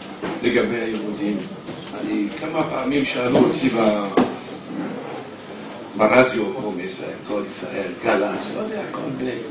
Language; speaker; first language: Hebrew; non-native, fluent; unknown